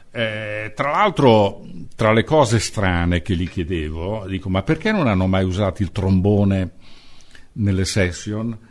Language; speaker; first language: Italian; native; Italian